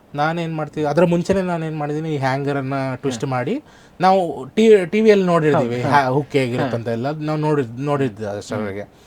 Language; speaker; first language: Kannada; non-native, local second language; Konkani